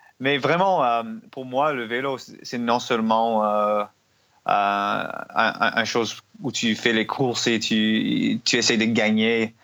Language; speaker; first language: French; non-native, learner; English